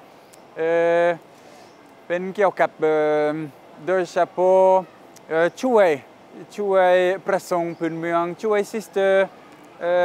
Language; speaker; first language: Thai; non-native, fluent; French